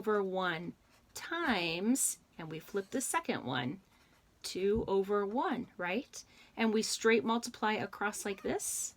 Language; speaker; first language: English; native; English